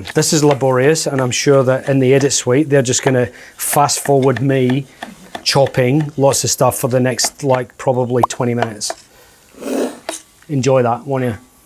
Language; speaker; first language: English; native; English